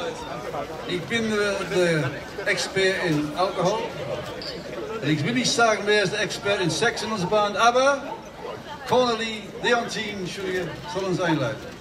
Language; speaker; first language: German; non-native, learner; English